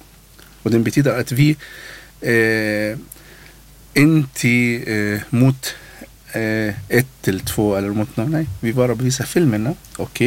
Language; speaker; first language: Swedish; non-native, learner; Arabic